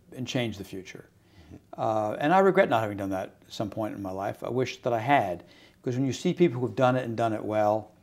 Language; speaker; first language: English; native; English